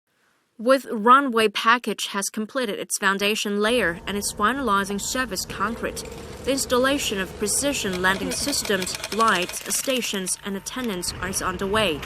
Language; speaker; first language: English; non-native, fluent; Vietnamese